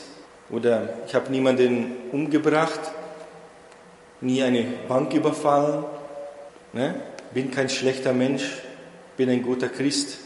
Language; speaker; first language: German; non-native, fluent; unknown